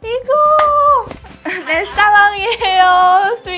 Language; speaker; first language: Korean; non-native, fluent; Chinese